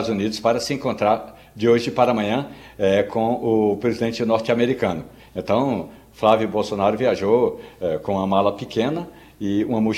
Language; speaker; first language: Portuguese; native; Portuguese